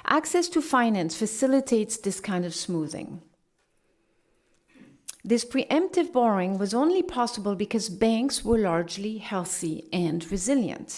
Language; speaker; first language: English; non-native, fluent; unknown